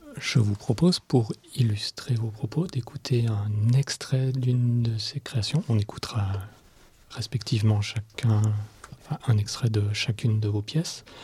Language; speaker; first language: French; native; French